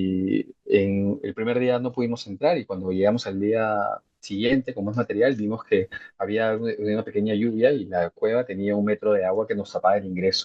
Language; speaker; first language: Spanish; native; Spanish